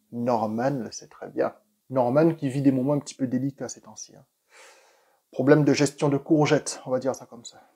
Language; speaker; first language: French; native; French